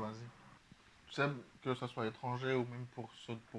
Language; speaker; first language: French; native; French